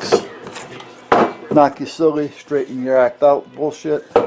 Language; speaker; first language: English; native; English